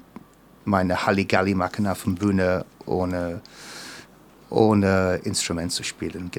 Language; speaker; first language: German; non-native, fluent; English